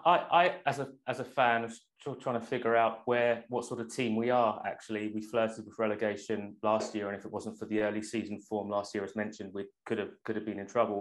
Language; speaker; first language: English; native; English